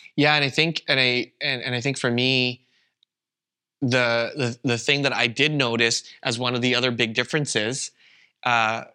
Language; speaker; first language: English; non-native, fluent; Vietnamese